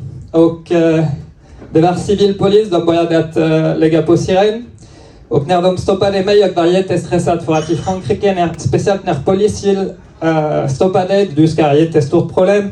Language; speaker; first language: Swedish; non-native, learner; French